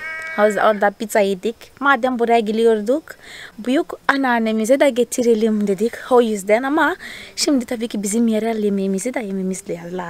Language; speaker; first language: Turkish; non-native, fluent; Portuguese